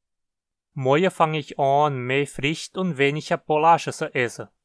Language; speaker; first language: German; early bilingual, heritage; Portuguese